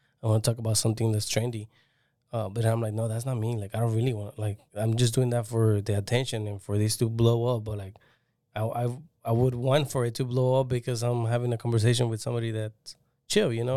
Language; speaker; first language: English; early bilingual, other home language; Spanish